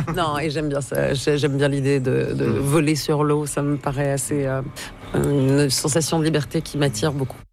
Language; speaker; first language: French; native; French